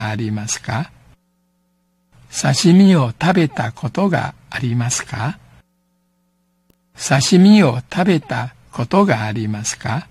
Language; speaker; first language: Japanese; non-native, fluent; Chinese